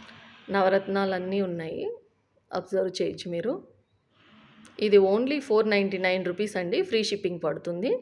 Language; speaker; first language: Telugu; native; Telugu